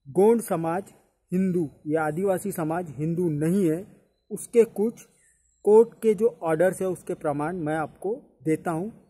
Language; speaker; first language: Hindi; native; Hindi